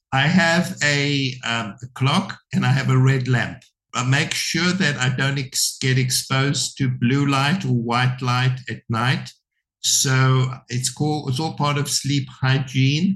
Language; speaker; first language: English; native; English